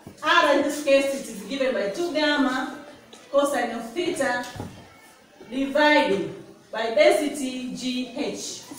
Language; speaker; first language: English; non-native, local second language; Swahili